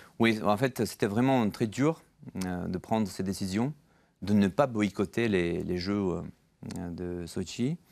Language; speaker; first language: French; non-native, fluent; Georgian